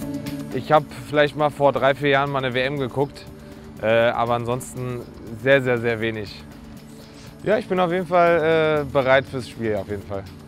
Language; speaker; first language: German; native; German